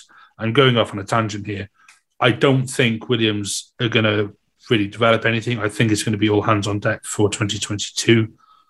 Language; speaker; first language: English; native; English